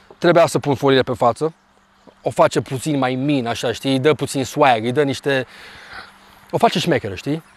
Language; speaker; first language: Romanian; early bilingual, heritage; Romanian